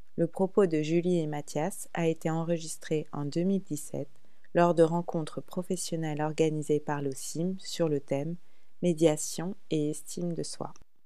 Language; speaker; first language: French; native; French